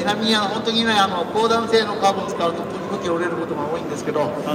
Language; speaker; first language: Japanese; native; Japanese